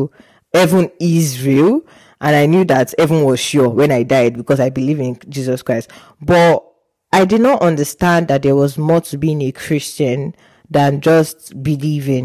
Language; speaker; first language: English; non-native, local second language; Yoruba